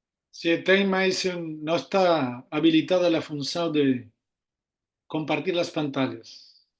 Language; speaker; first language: Portuguese; non-native, learner; Spanish